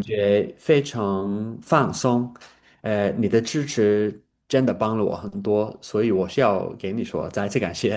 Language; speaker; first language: Chinese; non-native, learner; English